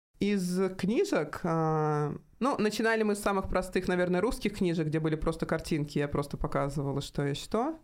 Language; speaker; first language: Russian; native; Russian